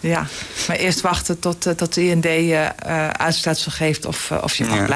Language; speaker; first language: Dutch; native; Dutch